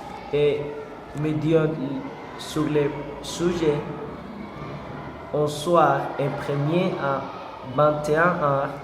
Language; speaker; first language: French; non-native, learner; Spanish